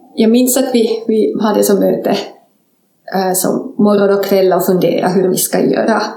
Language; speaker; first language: Swedish; non-native, fluent; Estonian